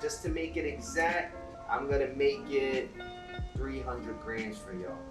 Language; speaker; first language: English; native; English